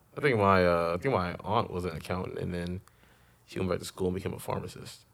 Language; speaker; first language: English; native; English